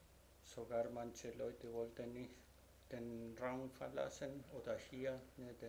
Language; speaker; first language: German; non-native, learner; Spanish